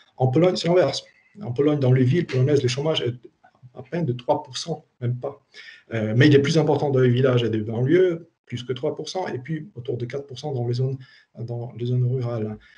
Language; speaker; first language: French; non-native, fluent; Polish